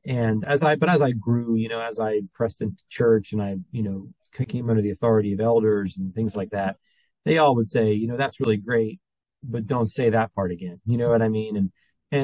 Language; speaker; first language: English; native; English